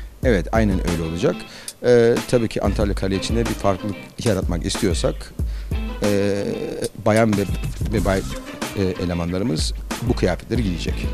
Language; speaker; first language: Turkish; early bilingual, heritage; Turkish